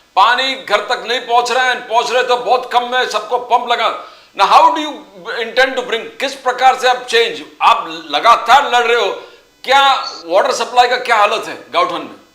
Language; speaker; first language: Hindi; non-native, local second language; Malayalam